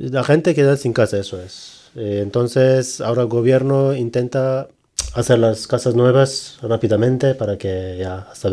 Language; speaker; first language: Spanish; non-native, learner; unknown